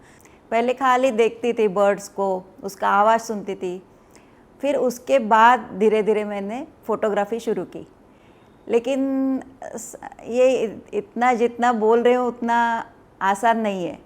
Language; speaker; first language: Hindi; non-native, local second language; Marathi